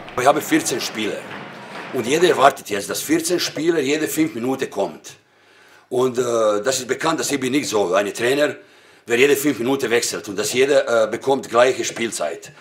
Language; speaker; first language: German; non-native, learner; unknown